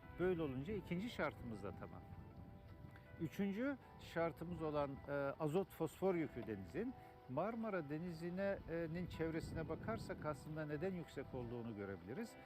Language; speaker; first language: Turkish; native; Turkish